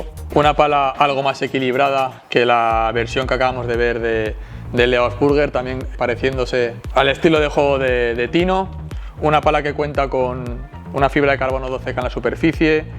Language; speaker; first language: Spanish; native; Spanish